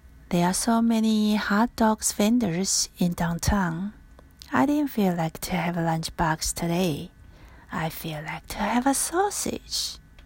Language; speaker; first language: English; non-native, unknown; Min Nan Chinese